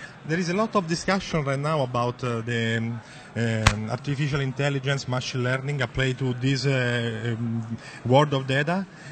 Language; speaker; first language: English; non-native, fluent; Italian